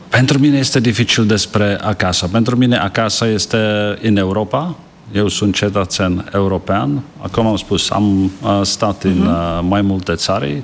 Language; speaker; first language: Romanian; non-native, fluent; Czech